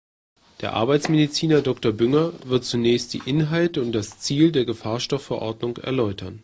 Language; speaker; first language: German; native; German